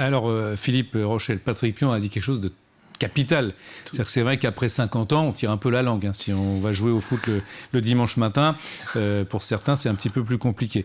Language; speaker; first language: French; native; French